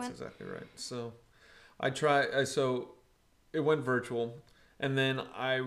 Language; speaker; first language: English; early bilingual, other home language; Portuguese